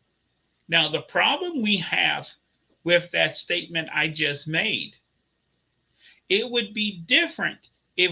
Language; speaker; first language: English; native; English